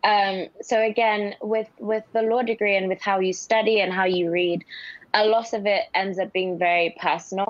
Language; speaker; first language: English; non-native, local second language; Yoruba